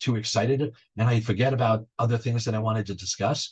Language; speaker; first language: English; native; English